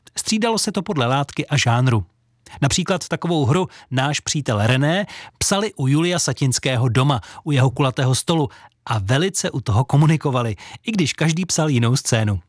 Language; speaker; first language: Czech; native; Czech